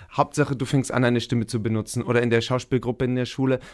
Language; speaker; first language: German; native; German